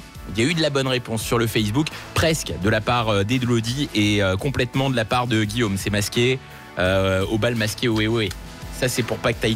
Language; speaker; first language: French; native; French